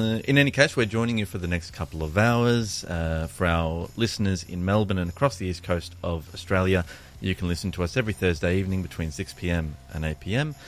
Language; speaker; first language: English; early bilingual, other home language; Greek